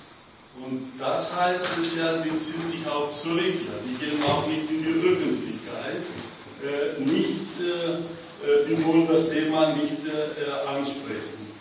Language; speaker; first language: German; non-native, fluent; Greek